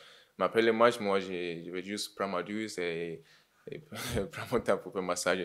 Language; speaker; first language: French; non-native, learner; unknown